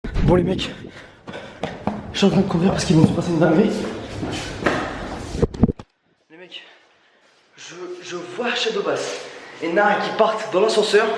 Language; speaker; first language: French; native; French